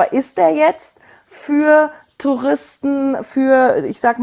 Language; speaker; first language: German; native; German